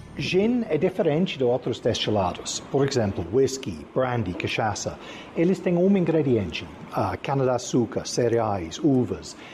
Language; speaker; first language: Portuguese; non-native, fluent; English